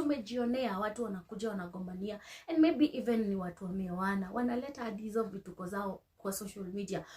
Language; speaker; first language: Swahili; non-native, local second language; Kikuyu